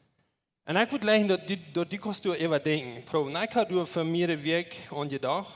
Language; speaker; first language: German; non-native, learner; Plautdietsch